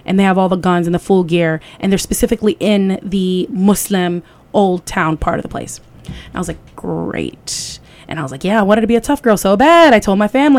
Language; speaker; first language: English; native; English